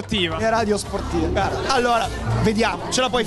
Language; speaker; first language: Italian; native; Italian